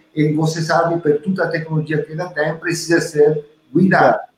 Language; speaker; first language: Portuguese; non-native, learner; Italian